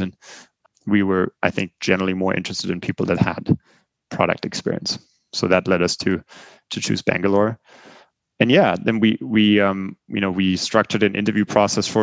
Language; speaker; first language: English; non-native, fluent; German